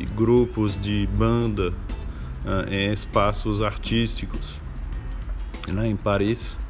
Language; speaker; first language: Portuguese; non-native, fluent; French